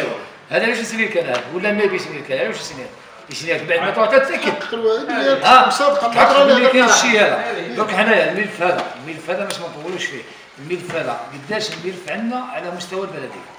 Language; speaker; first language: Arabic; native; Arabic